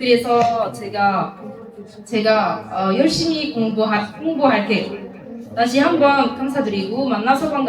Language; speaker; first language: Korean; non-native, learner; Arabic